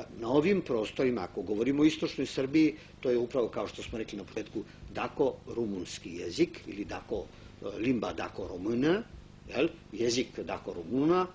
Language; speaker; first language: Bosnian; non-native, local second language; Romanian